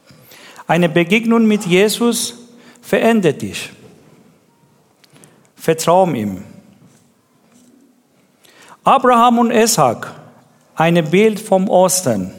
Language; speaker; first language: German; non-native, learner; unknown